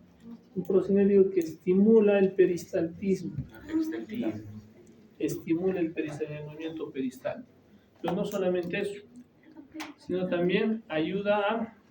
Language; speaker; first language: Spanish; native; Spanish